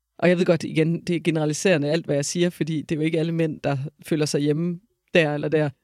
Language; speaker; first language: Danish; native; Danish